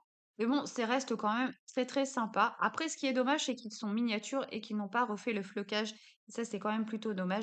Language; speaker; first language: French; native; French